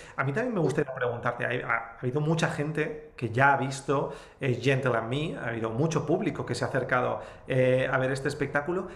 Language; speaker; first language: Spanish; native; Spanish